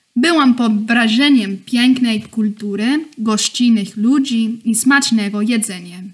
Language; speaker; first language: Polish; non-native, learner; English